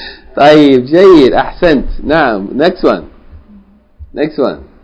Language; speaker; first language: Arabic; non-native, fluent; English